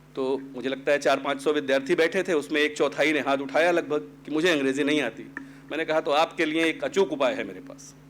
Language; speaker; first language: Hindi; native; Hindi